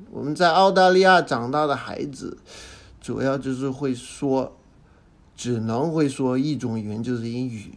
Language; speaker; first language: Chinese; non-native, fluent; English